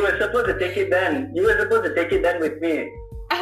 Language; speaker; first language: English; non-native, local second language; Tamil